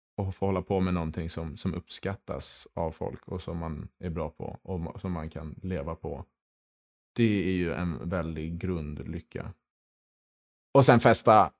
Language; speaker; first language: Swedish; early bilingual, heritage; Swedish